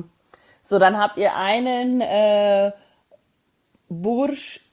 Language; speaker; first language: German; native; German